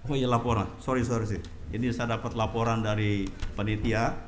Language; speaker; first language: Indonesian; native; Indonesian